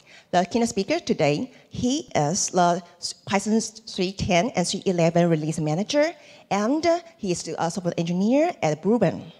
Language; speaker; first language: English; non-native, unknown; Chinese